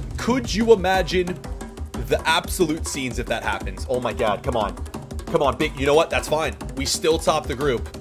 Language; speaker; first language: English; native; English